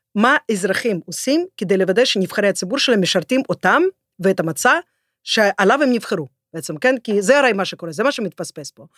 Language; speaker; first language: Hebrew; non-native, fluent; Russian